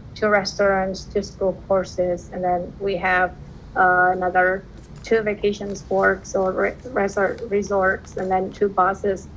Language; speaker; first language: English; non-native, fluent; Indonesian